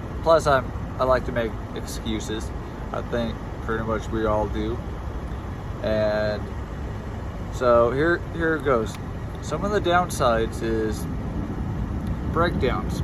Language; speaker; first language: English; native; English